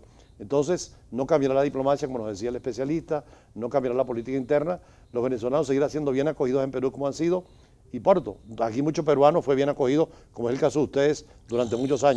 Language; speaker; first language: Spanish; native; Spanish